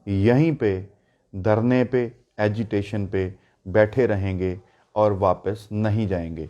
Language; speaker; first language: Hindi; non-native, local second language; Punjabi